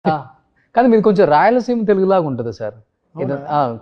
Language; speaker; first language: Telugu; native; Telugu